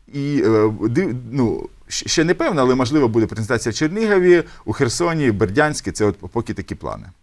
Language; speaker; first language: Ukrainian; native; Ukrainian